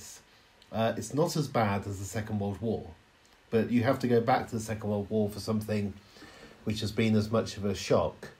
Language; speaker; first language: English; native; English